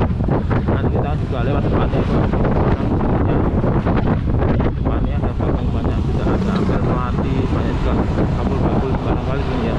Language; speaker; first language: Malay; non-native, local second language; Javanese